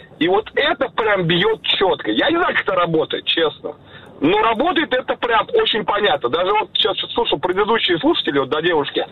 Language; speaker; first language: Russian; native; Russian